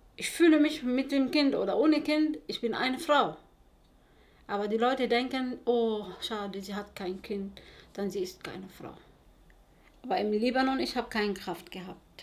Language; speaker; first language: German; non-native, learner; Arabic